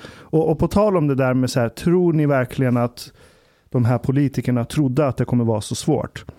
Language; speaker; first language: Swedish; early bilingual, other home language; Persian